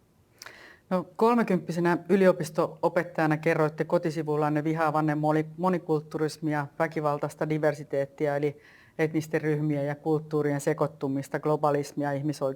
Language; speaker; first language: Finnish; native; Finnish